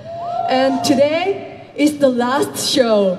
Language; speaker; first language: English; non-native, fluent; Korean